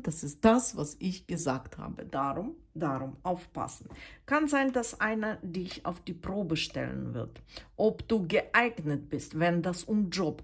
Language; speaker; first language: German; non-native, fluent; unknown